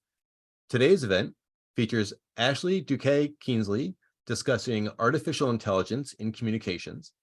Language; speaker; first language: English; native; English